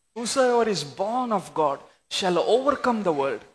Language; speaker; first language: English; non-native, local second language; Telugu